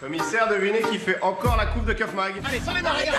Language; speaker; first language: French; native; French